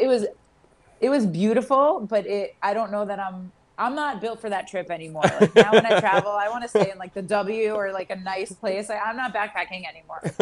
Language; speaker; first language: English; native; English